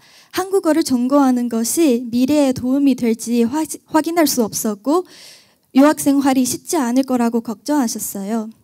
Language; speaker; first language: Korean; non-native, fluent; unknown